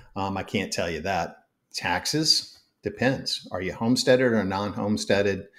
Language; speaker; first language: English; native; English